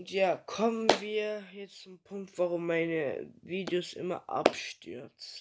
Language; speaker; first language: German; early bilingual, other home language; Turkish